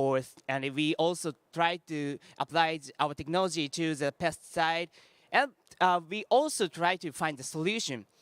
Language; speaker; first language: English; non-native, learner; Japanese